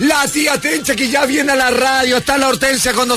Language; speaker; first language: Spanish; native; Spanish